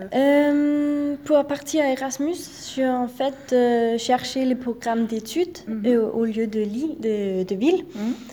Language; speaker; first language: French; non-native, fluent; Danish